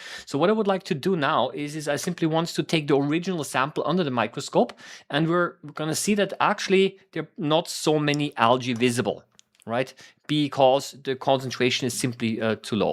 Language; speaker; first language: English; non-native, fluent; German